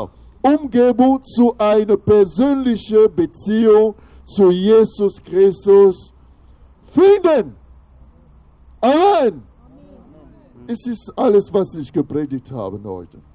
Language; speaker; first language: German; non-native, fluent; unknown